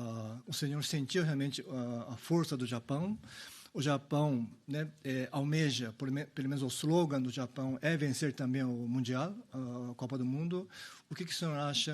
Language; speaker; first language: Portuguese; non-native, local second language; Japanese